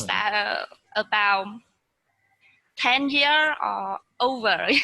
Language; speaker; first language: English; non-native, learner; Vietnamese